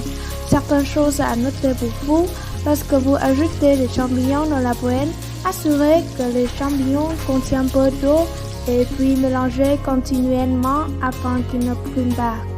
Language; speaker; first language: French; non-native, learner; Vietnamese